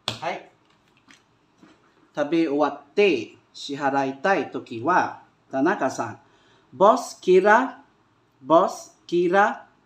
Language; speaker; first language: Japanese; non-native, learner; Malay